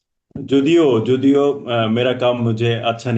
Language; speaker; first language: Hindi; non-native, learner; Bangla